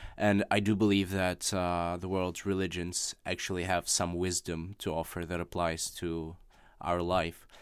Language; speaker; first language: English; non-native, fluent; Russian